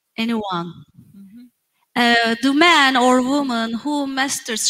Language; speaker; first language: English; non-native, fluent; Turkish